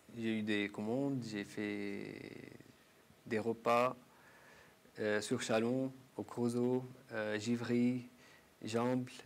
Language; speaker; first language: French; non-native, learner; Arabic